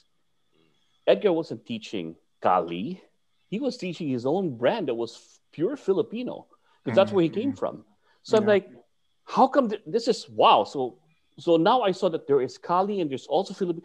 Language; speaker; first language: English; non-native, local second language; Filipino